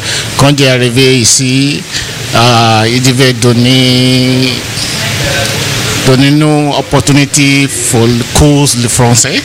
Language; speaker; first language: French; non-native, learner; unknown